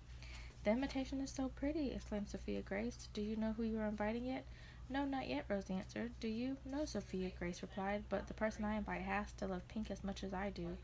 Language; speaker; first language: English; native; English